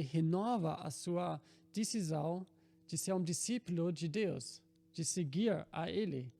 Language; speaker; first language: Portuguese; non-native, fluent; German